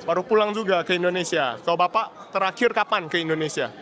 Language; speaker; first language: Indonesian; native; Indonesian